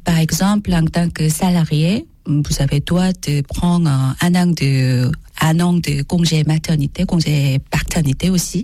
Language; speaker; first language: French; non-native, learner; Korean